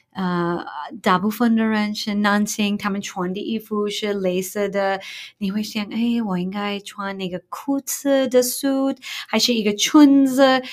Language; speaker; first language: Chinese; non-native, fluent; English